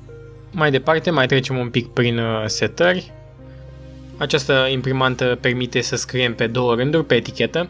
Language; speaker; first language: Romanian; native; Romanian